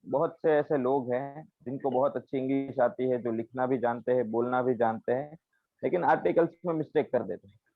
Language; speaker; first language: Hindi; non-native, local second language; Gujarati